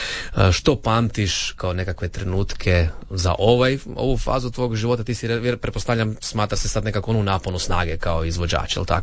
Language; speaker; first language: Serbian; native; Serbian